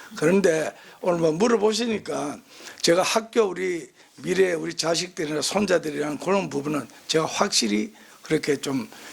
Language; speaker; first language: Korean; native; Korean